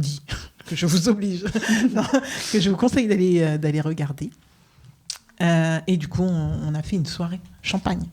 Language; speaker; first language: French; native; French